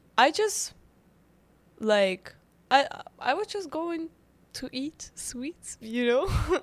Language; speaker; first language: English; non-native, fluent; Russian